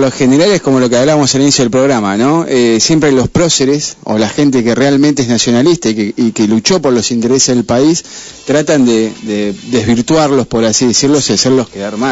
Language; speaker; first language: Spanish; native; Spanish